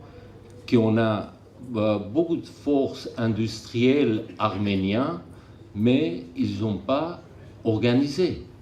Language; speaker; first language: French; non-native, learner; Armenian